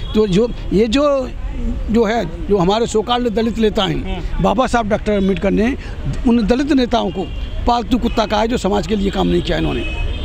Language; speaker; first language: Hindi; native; Hindi